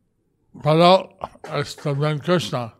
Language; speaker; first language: Spanish; non-native, learner; English